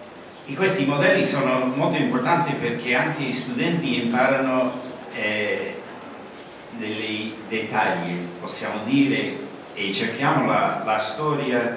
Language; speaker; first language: Italian; non-native, learner; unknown